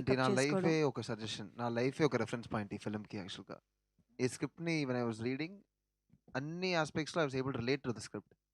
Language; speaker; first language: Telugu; non-native, learner; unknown